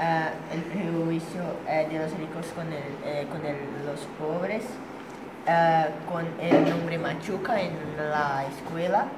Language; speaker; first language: Spanish; non-native, learner; Portuguese